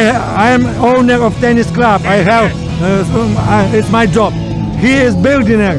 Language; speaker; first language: English; non-native, learner; Ukrainian